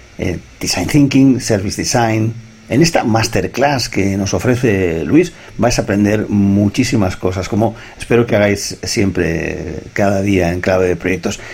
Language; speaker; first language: Spanish; non-native, local second language; Catalan